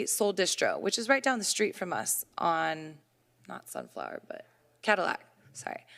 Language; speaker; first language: English; native; English